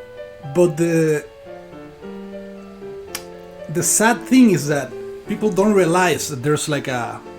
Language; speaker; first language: English; non-native, fluent; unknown